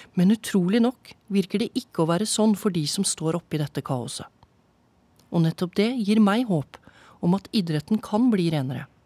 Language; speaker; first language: Norwegian; native; Norwegian